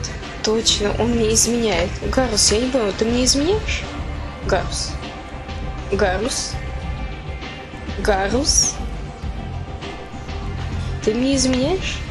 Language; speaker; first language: Russian; native; Russian